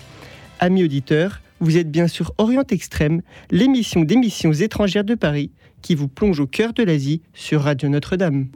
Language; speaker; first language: French; native; French